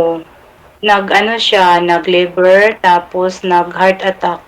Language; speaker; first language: Filipino; non-native, local second language; Cebuano